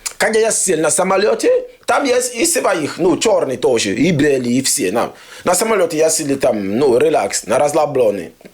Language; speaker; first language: Russian; non-native, fluent; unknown